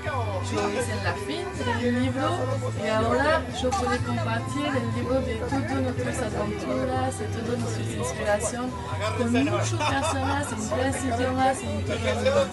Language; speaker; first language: Spanish; non-native, learner; French